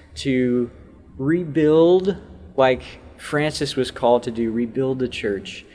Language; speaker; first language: English; native; English